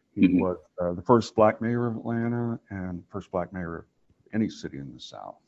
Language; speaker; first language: English; native; English